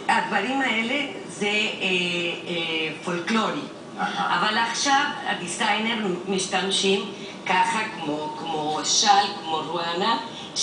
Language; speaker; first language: Hebrew; non-native, fluent; Spanish